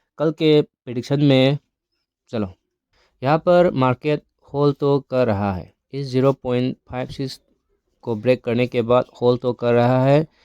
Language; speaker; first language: Hindi; non-native, local second language; Manipuri